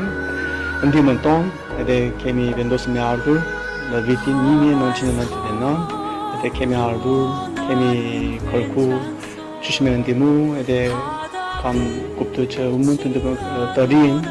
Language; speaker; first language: Albanian; non-native, fluent; Korean